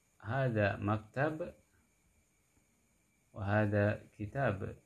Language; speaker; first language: Arabic; non-native, fluent; Indonesian